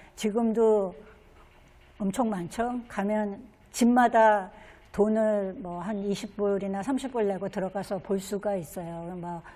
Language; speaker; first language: Korean; native; Korean